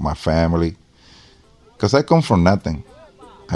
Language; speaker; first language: English; non-native, fluent; Spanish